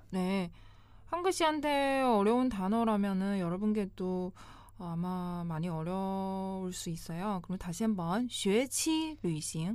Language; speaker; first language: Korean; non-native, fluent; Chinese